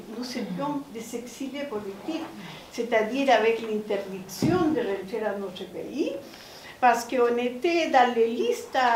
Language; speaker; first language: French; non-native, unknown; Spanish